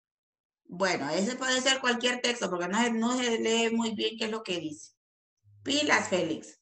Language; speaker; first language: Spanish; native; Spanish